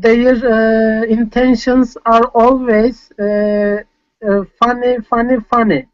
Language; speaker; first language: English; non-native, fluent; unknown